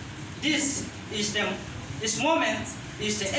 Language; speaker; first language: English; non-native, learner; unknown